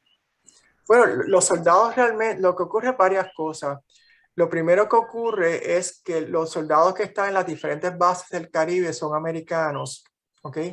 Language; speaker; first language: Spanish; native; Spanish